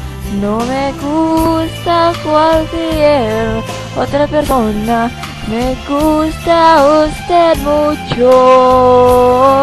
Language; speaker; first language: Spanish; non-native, learner; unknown